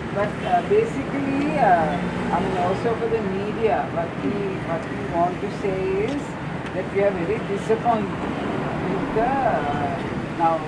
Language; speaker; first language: English; non-native, local second language; Sinhala